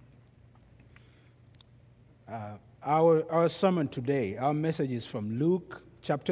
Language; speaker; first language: English; non-native, local second language; Ganda